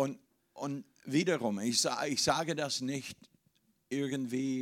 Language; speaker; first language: German; non-native, fluent; English